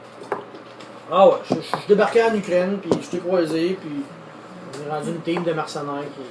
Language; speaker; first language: French; native; French